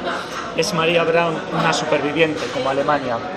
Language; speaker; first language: Spanish; native; Spanish